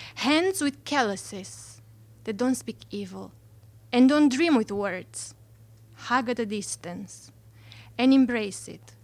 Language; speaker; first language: English; non-native, fluent; Romanian